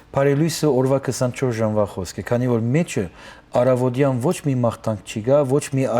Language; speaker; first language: Armenian; early bilingual, heritage; Armenian